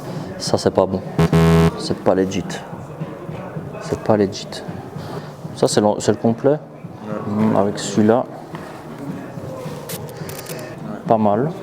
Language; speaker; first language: French; native; French